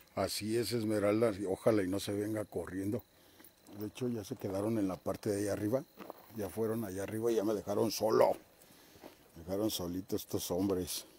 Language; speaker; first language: Spanish; native; Spanish